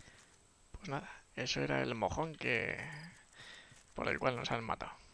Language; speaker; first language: Spanish; native; Spanish